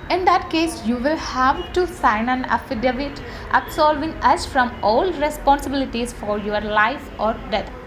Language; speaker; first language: English; non-native, local second language; Malayalam